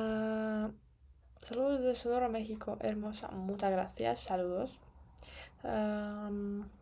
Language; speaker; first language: Spanish; non-native, fluent; Russian